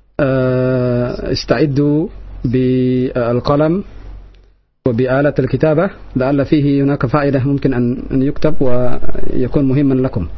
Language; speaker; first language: Arabic; non-native, fluent; Indonesian